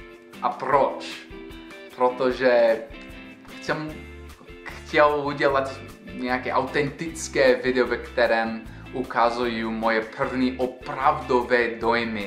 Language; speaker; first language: Czech; non-native, fluent; English